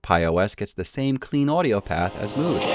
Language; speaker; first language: English; native; English